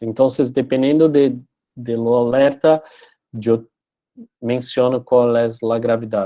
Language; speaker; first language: Spanish; non-native, learner; Portuguese